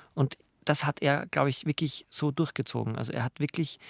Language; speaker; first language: German; native; German